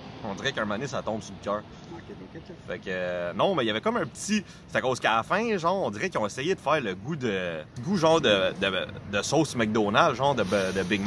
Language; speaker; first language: French; native; French